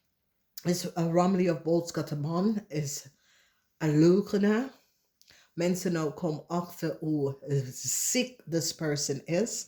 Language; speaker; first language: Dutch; non-native, fluent; English